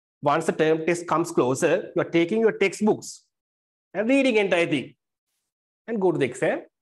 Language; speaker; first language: English; non-native, local second language; Sinhala